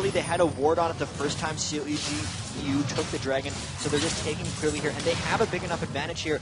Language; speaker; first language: English; native; English